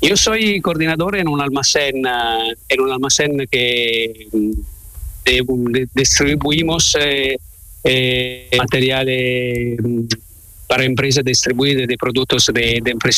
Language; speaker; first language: Spanish; non-native, learner; Italian